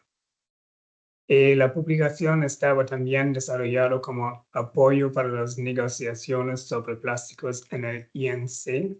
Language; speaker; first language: Spanish; non-native, fluent; German